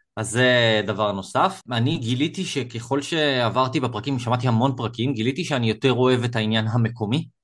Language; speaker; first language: Hebrew; native; Hebrew